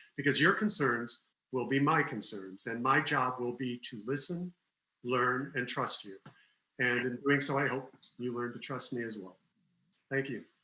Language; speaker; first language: English; native; English